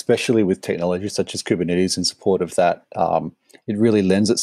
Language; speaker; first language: English; native; English